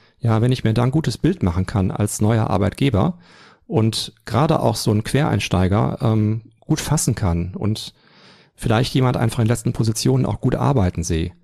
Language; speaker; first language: German; native; German